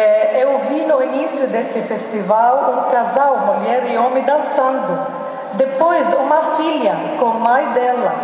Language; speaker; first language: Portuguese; non-native, learner; Arabic